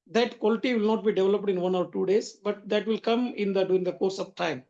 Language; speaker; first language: English; non-native, local second language; Kannada